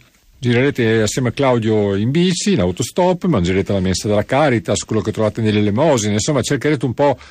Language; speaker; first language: Italian; native; Italian